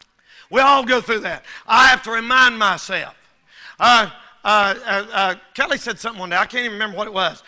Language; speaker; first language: English; native; English